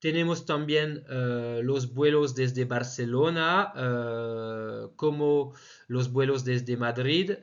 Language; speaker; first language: Spanish; non-native, fluent; French